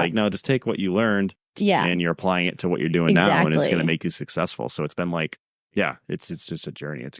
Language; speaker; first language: English; native; English